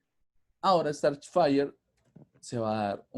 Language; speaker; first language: Spanish; native; Spanish